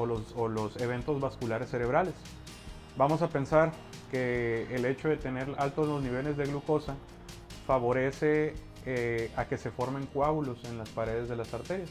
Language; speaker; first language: Spanish; native; Spanish